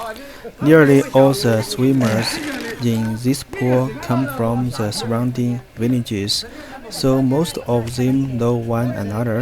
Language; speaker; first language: English; non-native, fluent; Chinese